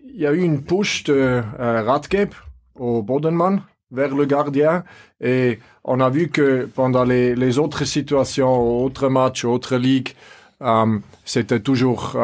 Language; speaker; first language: French; non-native, fluent; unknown